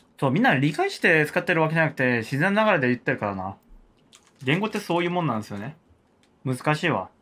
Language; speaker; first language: Japanese; non-native, fluent; Korean